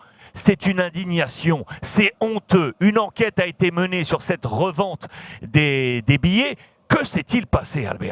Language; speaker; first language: French; native; French